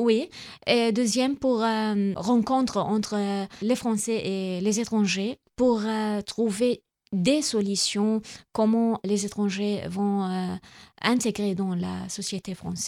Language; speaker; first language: French; non-native, local second language; Arabic